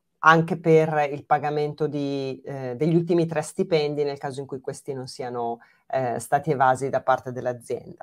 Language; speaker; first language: Italian; native; Italian